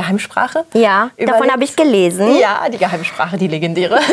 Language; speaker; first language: German; native; German